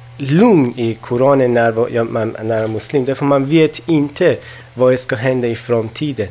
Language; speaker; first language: Swedish; non-native, learner; Persian